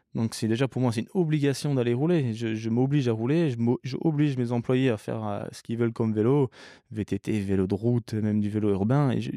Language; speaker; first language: French; early bilingual, other home language; English